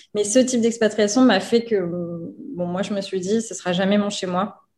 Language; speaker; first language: French; native; French